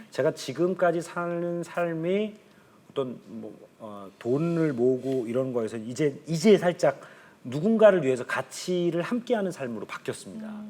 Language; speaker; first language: Korean; native; Korean